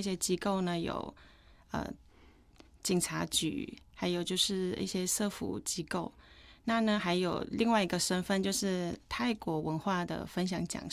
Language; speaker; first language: Chinese; non-native, fluent; Thai